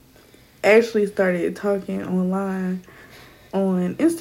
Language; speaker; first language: English; native; English